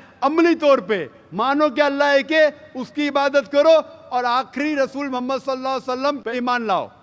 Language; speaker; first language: Hindi; native; Hindi